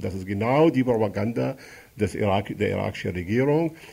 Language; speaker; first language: German; non-native, fluent; Arabic